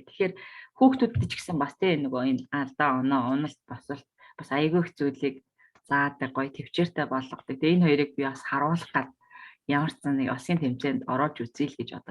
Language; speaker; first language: Mongolian; native; Mongolian